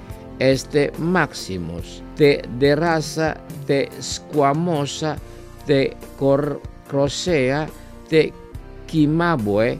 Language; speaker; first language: Spanish; non-native, fluent; Indonesian